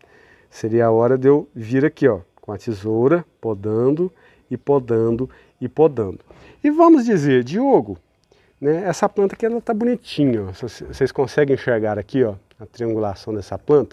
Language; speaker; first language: Portuguese; native; Portuguese